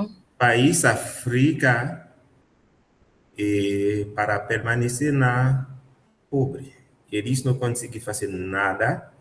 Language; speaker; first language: Portuguese; non-native, learner; Haitian Creole